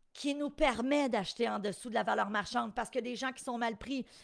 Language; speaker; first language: French; native; French